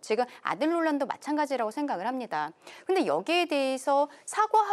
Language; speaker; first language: Korean; native; Korean